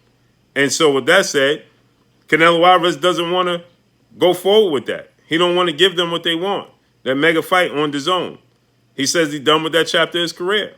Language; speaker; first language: English; native; English